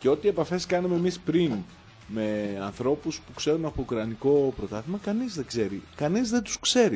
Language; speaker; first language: Greek; native; Greek